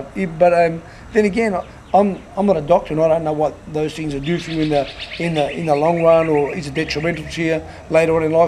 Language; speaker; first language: English; native; English